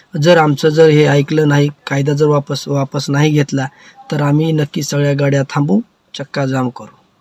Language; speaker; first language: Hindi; non-native, local second language; Marathi